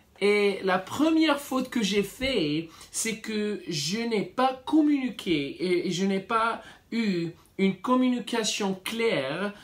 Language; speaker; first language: French; non-native, fluent; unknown